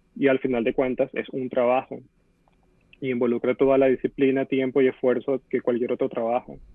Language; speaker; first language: Spanish; native; Spanish